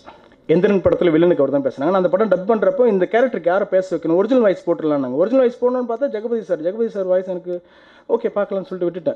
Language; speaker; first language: Tamil; native; Tamil